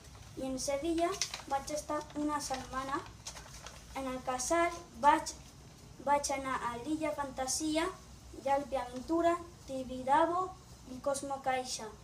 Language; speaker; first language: Catalan; non-native, local second language; Spanish